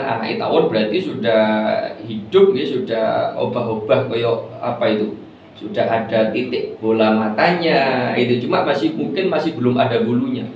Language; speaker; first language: Indonesian; non-native, local second language; Javanese